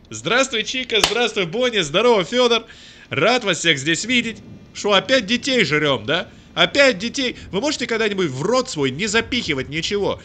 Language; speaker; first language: Russian; native; Russian